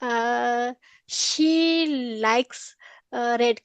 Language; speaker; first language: English; non-native, learner; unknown